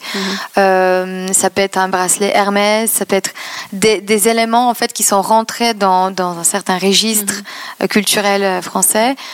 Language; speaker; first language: French; non-native, fluent; Polish